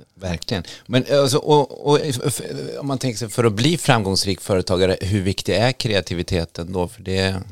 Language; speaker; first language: Swedish; native; Swedish